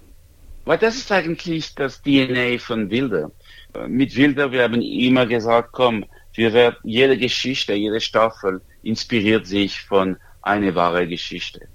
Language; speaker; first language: German; non-native, local second language; French